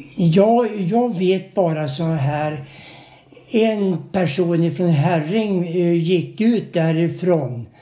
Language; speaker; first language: Swedish; native; Swedish